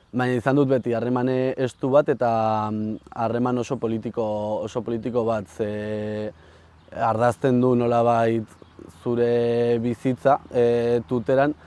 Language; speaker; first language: Basque; non-native, local second language; Spanish